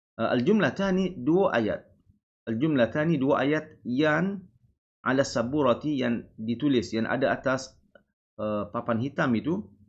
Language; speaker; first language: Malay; native; Malay